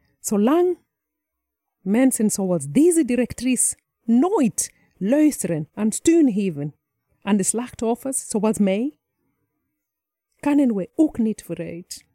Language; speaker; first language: Dutch; non-native, fluent; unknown